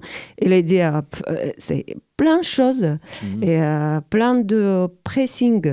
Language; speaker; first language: French; non-native, learner; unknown